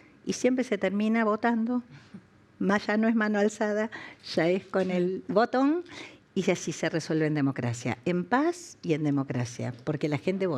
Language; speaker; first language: Spanish; native; Spanish